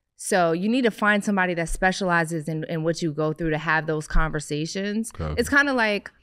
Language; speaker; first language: English; native; English